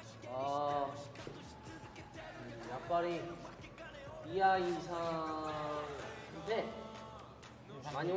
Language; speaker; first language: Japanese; non-native, learner; Korean